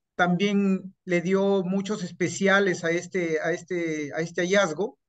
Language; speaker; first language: Spanish; native; Spanish